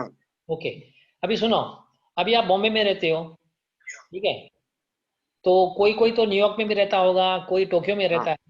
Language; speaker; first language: Hindi; native; Hindi